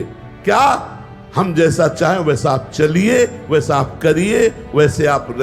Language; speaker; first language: Hindi; native; Hindi